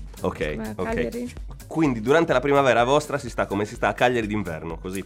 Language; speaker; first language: Italian; native; Italian